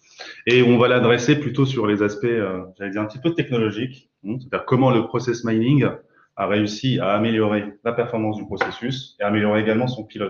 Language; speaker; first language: French; native; French